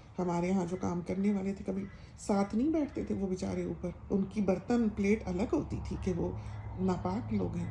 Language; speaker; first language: Urdu; native; Urdu